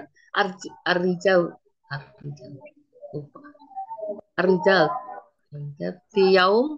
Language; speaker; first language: Arabic; non-native, learner; Indonesian